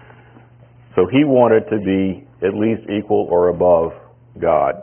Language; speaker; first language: English; native; English